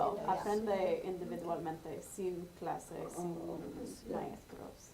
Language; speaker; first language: Spanish; non-native, fluent; English